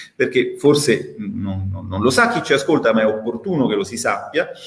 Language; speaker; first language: Italian; native; Italian